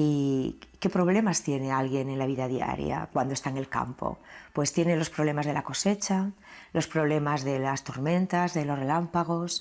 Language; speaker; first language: Spanish; native; Spanish